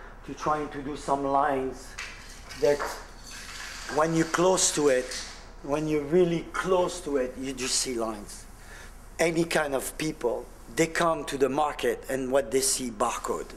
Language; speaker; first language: English; non-native, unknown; French